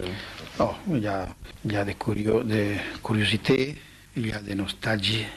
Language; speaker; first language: French; non-native, learner; Italian